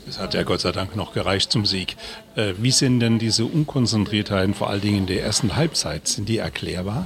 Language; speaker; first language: German; native; German